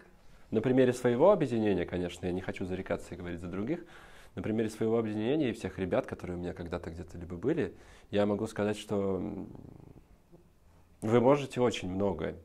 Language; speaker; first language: Russian; native; Russian